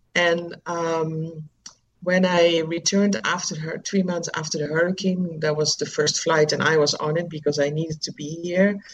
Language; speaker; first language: English; non-native, fluent; Dutch